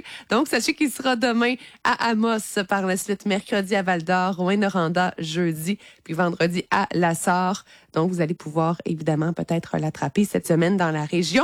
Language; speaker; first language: French; native; French